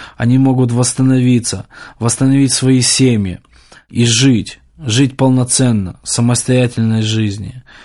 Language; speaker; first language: Russian; native; Russian